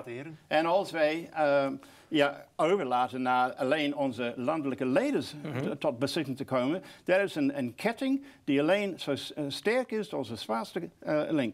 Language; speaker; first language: Dutch; non-native, fluent; English